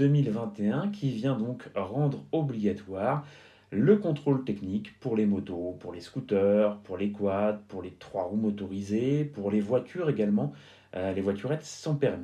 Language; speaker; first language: French; native; French